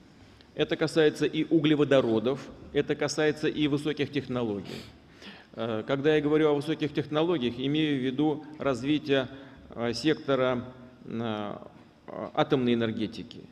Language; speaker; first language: Russian; native; Russian